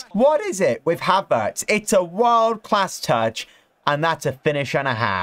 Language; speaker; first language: English; native; English